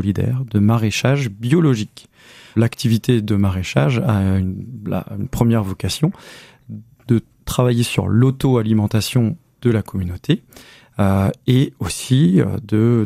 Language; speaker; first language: French; native; French